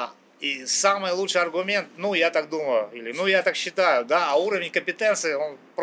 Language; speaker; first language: Russian; native; Russian